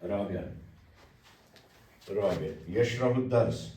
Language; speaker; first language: Arabic; non-native, fluent; Urdu